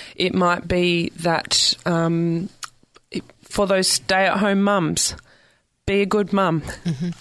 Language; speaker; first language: English; native; English